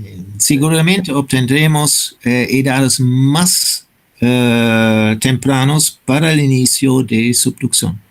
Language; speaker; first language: Spanish; non-native, fluent; German